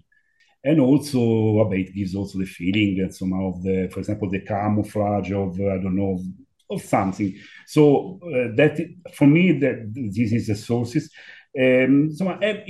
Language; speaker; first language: English; non-native, learner; Italian